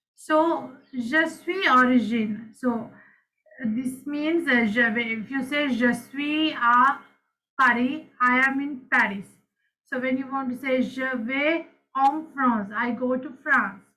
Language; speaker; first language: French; non-native, fluent; Sinhala